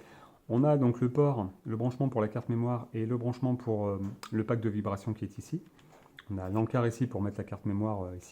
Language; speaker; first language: French; native; French